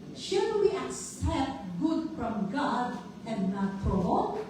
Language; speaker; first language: English; non-native, local second language; Filipino